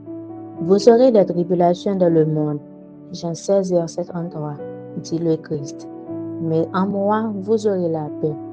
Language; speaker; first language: French; non-native, local second language; Haitian Creole